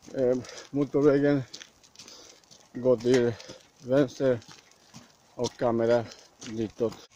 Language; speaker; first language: Swedish; non-native, learner; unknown